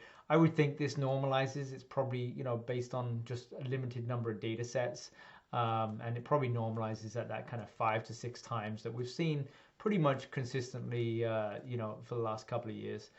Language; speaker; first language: English; native; English